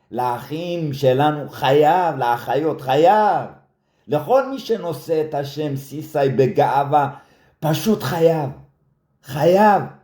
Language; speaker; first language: Hebrew; early bilingual, other home language; Amharic